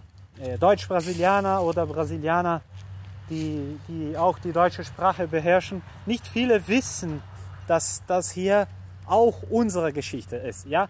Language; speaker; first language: German; early bilingual, heritage; Portuguese